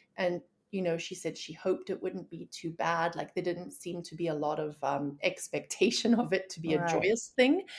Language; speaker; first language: English; native; English